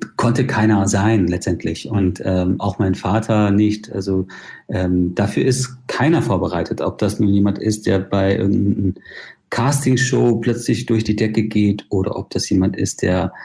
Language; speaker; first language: German; non-native, fluent; English